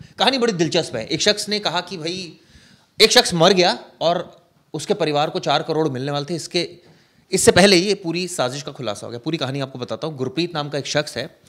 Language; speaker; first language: Hindi; native; Hindi